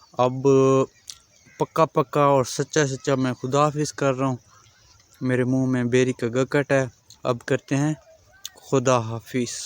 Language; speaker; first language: Urdu; non-native, local second language; Baluchi